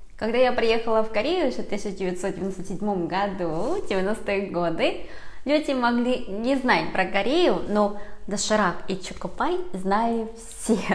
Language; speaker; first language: Russian; early bilingual, other home language; Korean